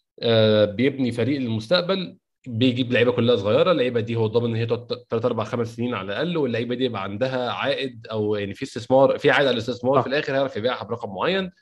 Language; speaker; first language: Arabic; native; Arabic